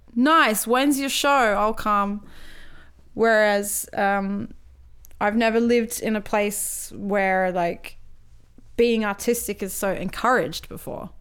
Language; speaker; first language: English; native; English